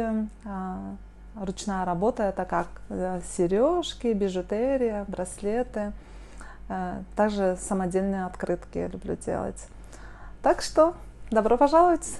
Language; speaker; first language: Russian; non-native, local second language; Kyrgyz